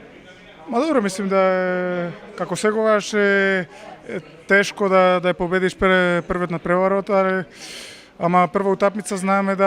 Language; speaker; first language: Macedonian; non-native, fluent; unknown